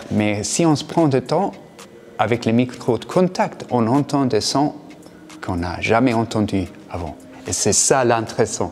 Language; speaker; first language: French; non-native, fluent; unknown